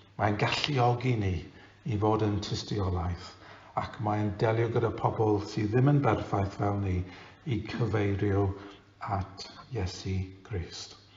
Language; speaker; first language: Welsh; non-native, local second language; English